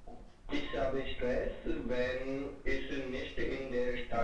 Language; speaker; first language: German; non-native, learner; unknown